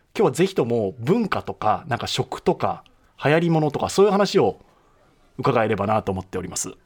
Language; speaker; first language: Japanese; native; Japanese